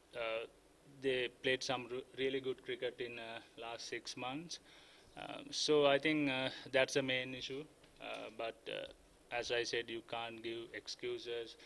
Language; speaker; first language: English; non-native, local second language; Sinhala